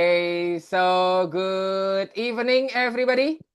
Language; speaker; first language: English; non-native, fluent; Indonesian